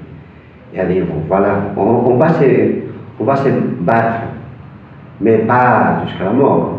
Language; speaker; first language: French; non-native, fluent; Spanish